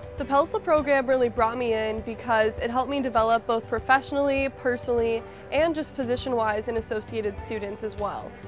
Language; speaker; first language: English; native; English